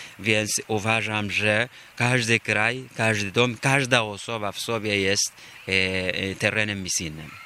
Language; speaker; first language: Polish; non-native, fluent; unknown